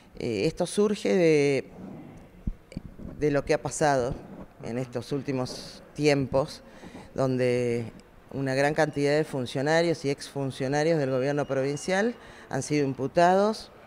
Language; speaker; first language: Spanish; native; Spanish